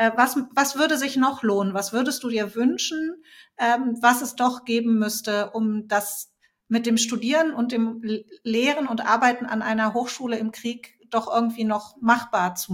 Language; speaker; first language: German; native; German